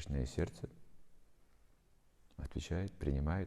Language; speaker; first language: Russian; native; Russian